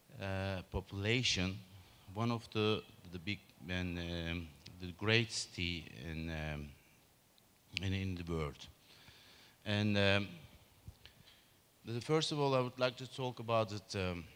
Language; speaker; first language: English; non-native, learner; Turkish